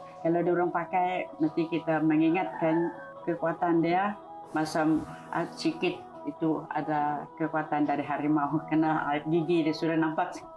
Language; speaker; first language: Malay; non-native, local second language; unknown